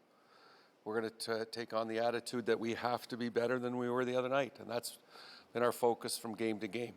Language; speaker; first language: English; native; English